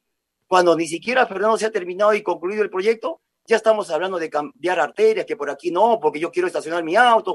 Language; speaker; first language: Spanish; native; Spanish